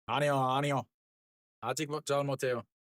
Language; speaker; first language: Korean; non-native, learner; English